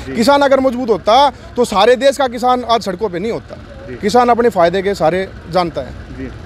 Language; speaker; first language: Hindi; native; Hindi